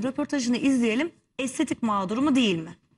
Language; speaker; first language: Turkish; native; Turkish